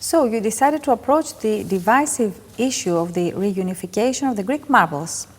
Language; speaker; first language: English; non-native, fluent; Greek